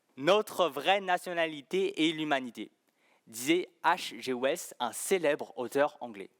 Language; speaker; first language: French; early bilingual, other home language; Chinese